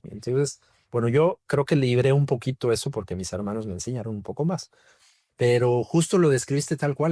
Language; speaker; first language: Spanish; native; Spanish